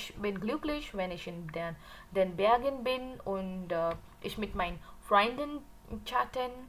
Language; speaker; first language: German; non-native, learner; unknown